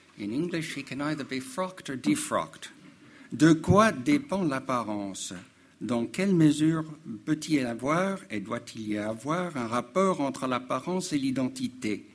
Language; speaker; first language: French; non-native, fluent; English